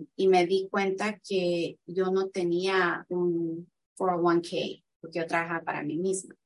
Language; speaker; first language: Spanish; early bilingual, heritage; Spanish